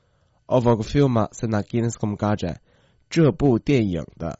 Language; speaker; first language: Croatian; non-native, fluent; Chinese